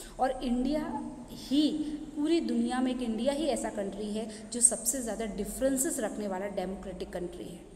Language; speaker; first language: Hindi; non-native, local second language; Gujarati